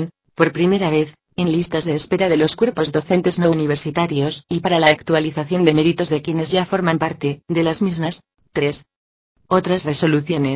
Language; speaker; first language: Spanish; native; Spanish